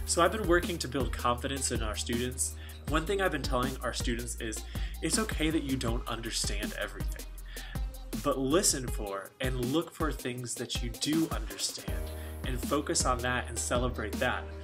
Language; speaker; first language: English; native; English